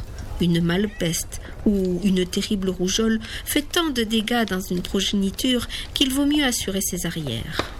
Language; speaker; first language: French; native; French